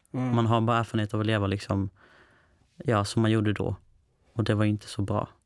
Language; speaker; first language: Swedish; native; Swedish